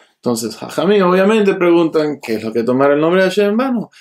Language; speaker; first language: Spanish; early bilingual, heritage; Spanish